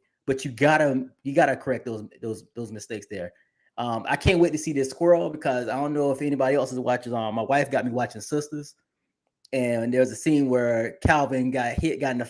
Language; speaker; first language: English; native; English